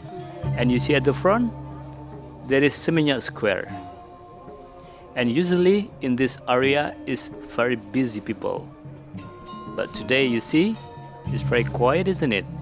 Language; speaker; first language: English; non-native, learner; Indonesian